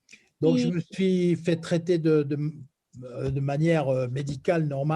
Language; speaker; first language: French; native; French